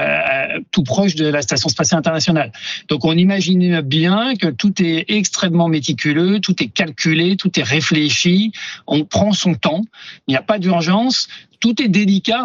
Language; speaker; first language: French; native; French